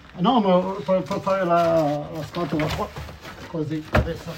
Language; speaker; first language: Italian; non-native, learner; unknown